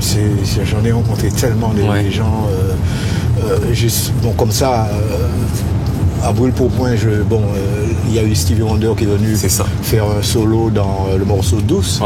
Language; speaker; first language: French; native; French